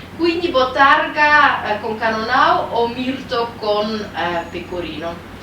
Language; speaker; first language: Italian; non-native, fluent; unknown